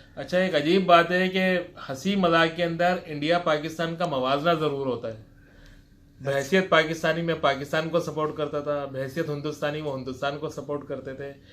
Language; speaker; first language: Urdu; native; Urdu